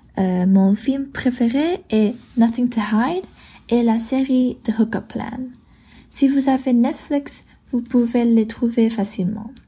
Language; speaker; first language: French; non-native, learner; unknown